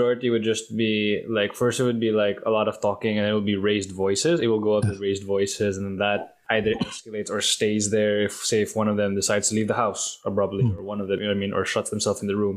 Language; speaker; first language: English; non-native, local second language; Filipino